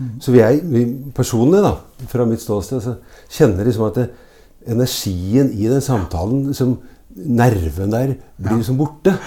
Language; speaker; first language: Norwegian; native; Norwegian